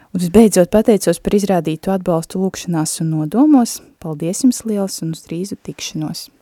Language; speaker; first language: Latvian; native; Latvian